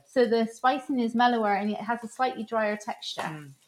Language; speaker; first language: English; native; English